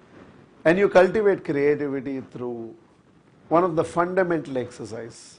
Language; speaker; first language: English; non-native, local second language; Tamil